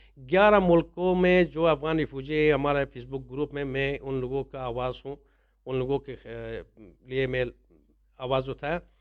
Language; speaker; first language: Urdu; non-native, learner; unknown